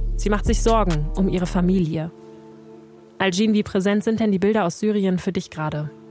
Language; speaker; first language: German; native; German